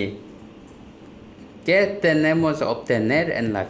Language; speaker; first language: Spanish; non-native, learner; Korean